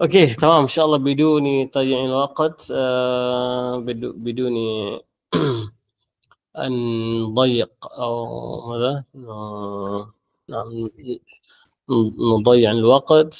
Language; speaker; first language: Arabic; non-native, fluent; Malay